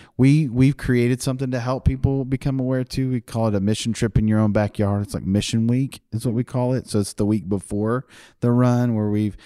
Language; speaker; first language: English; native; English